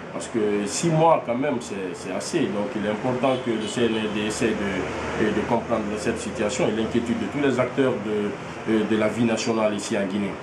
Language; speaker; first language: French; non-native, local second language; Fula